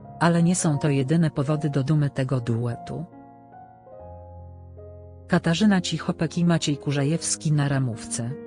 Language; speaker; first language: Polish; native; Polish